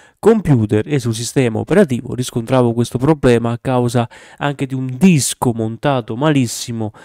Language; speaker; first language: Italian; native; Italian